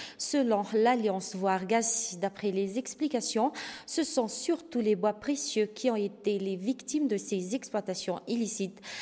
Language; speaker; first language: French; non-native, local second language; Malagasy